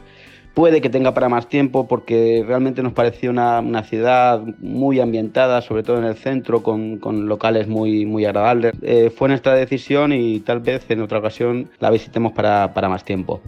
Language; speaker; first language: Spanish; native; Spanish